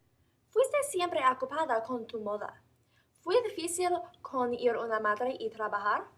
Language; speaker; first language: Spanish; non-native, learner; English